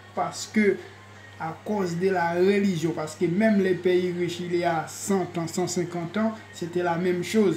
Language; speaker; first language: French; non-native, local second language; Haitian Creole